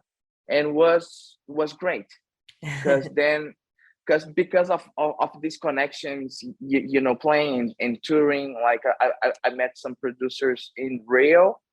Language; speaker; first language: English; non-native, fluent; Portuguese